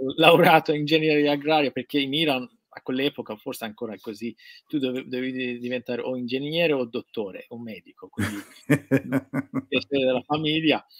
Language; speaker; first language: Italian; non-native, fluent; Persian